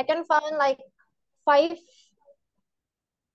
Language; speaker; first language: English; non-native, learner; Indonesian